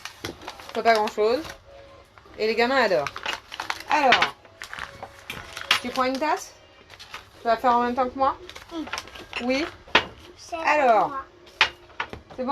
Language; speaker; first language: French; native; French